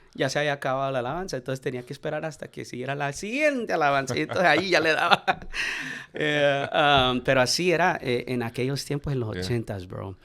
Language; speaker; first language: Spanish; early bilingual, heritage; Spanish